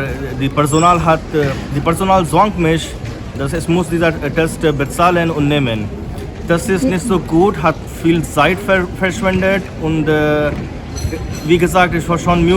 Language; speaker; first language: German; non-native, learner; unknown